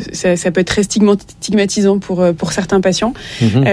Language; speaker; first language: French; native; French